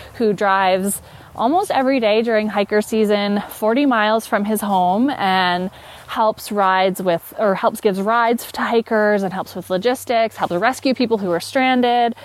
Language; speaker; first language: English; native; English